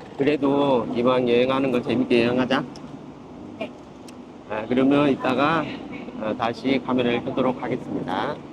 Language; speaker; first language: Korean; native; Korean